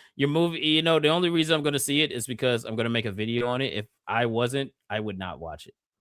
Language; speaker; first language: English; native; English